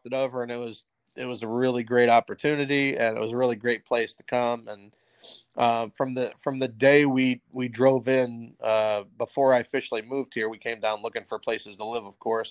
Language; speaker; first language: English; native; English